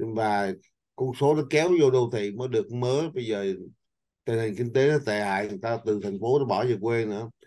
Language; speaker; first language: Vietnamese; native; Vietnamese